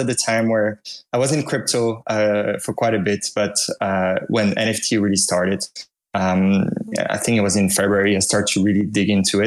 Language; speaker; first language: English; non-native, fluent; French